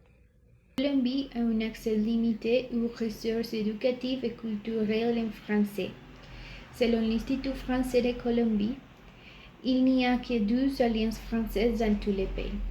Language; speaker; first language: French; non-native, learner; Spanish